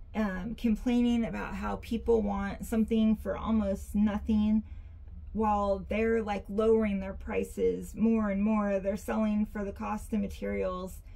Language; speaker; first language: English; native; English